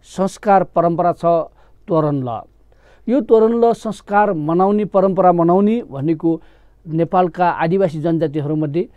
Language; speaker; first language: Nepali; non-native, local second language; Newari